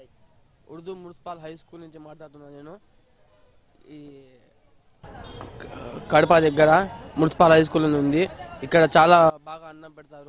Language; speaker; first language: Telugu; non-native, local second language; Urdu